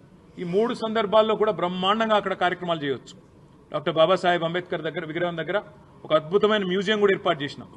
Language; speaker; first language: Telugu; native; Telugu